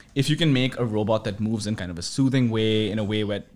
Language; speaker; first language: English; non-native, local second language; Hindi